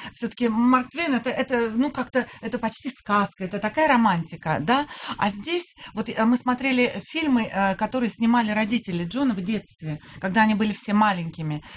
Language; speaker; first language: Russian; native; Russian